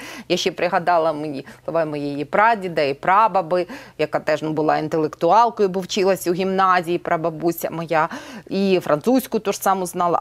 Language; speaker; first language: Ukrainian; native; Ukrainian